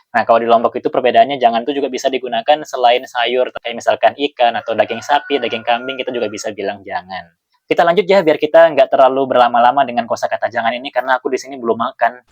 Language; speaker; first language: Indonesian; non-native, local second language; Sasak